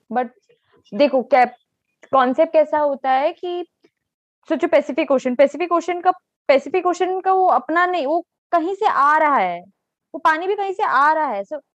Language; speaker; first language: Hindi; native; Hindi